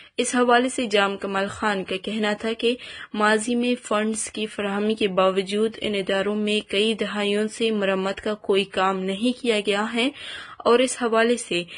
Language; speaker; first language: Urdu; non-native, local second language; Baluchi